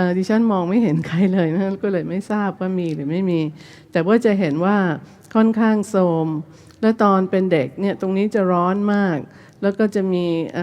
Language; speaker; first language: Thai; non-native, fluent; English